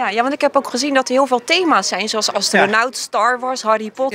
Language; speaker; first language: Dutch; native; Dutch